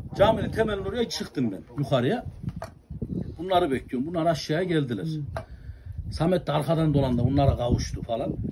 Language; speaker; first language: Turkish; native; Turkish